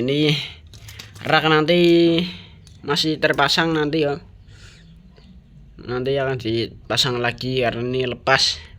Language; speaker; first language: Indonesian; non-native, local second language; Javanese